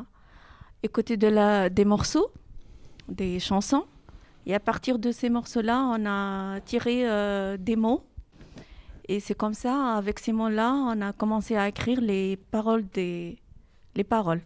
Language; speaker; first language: French; non-native, learner; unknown